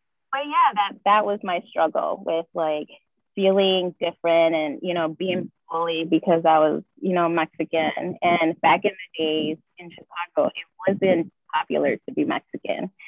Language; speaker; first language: English; early bilingual, other home language; Spanish